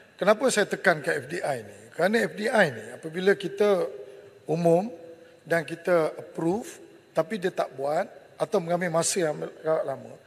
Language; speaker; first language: Malay; native; Malay